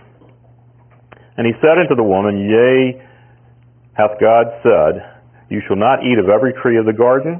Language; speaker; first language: English; native; English